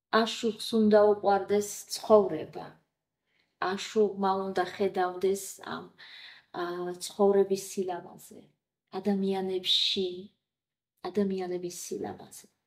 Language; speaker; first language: Georgian; non-native, local second language; Azerbaijani